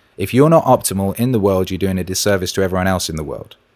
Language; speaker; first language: English; native; English